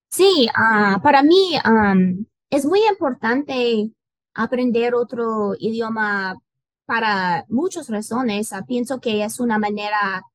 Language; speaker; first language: Spanish; non-native, learner; English